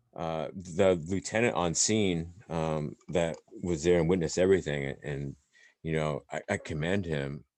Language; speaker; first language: English; native; English